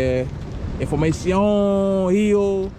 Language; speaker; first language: Portuguese; non-native, learner; English